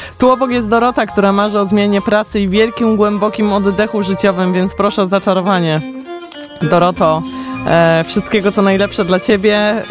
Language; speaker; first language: Polish; native; Polish